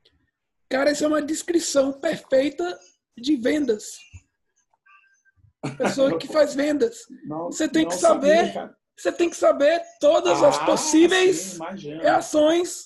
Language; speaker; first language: Portuguese; early bilingual, heritage; Portuguese